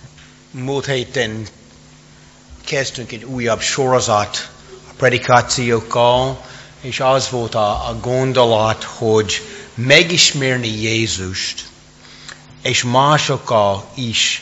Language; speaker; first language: Hungarian; non-native, fluent; English